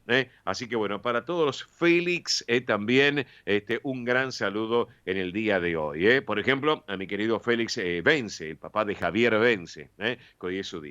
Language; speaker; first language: Spanish; native; Spanish